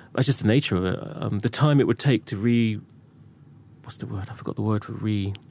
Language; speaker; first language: English; native; English